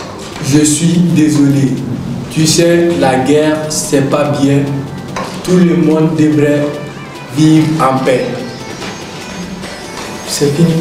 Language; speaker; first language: French; non-native, learner; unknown